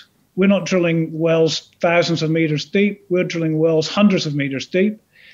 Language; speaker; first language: English; native; English